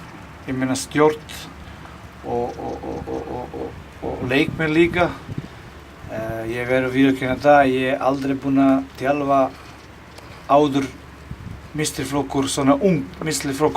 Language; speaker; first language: Icelandic; non-native, learner; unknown